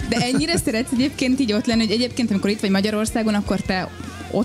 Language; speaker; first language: Hungarian; native; Hungarian